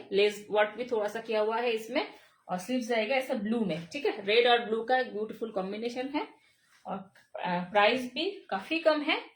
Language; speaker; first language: Hindi; non-native, local second language; Bangla